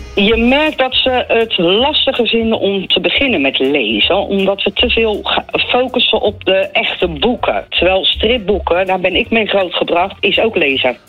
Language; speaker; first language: Dutch; native; Dutch